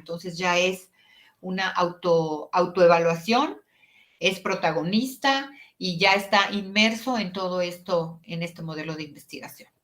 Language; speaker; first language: Spanish; native; Spanish